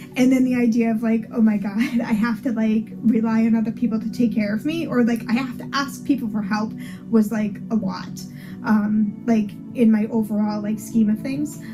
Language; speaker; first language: English; native; English